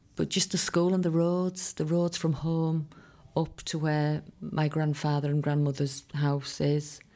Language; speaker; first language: English; early bilingual, other home language; Irish